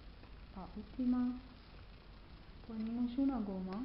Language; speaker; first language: Spanish; non-native, learner; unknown